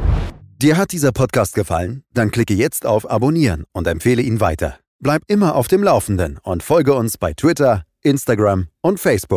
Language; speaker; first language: German; native; German